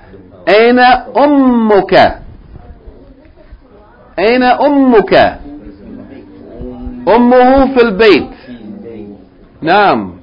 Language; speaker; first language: Arabic; non-native, fluent; English